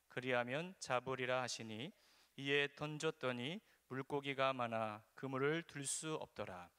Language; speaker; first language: Korean; native; Korean